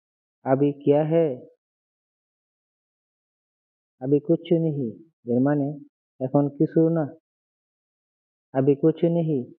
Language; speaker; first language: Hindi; non-native, learner; Bangla